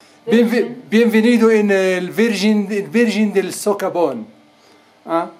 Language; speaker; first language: Spanish; non-native, learner; Central Atlas Tamazight